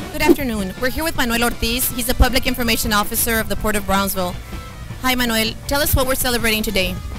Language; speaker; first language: English; early bilingual, other home language; Spanish